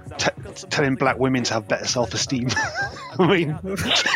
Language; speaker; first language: English; native; English